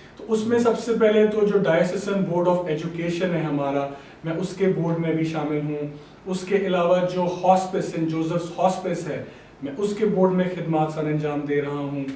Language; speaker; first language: Urdu; non-native, local second language; Punjabi